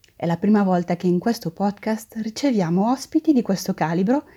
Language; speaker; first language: Italian; non-native, fluent; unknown